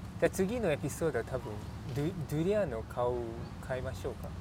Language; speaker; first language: Japanese; non-native, learner; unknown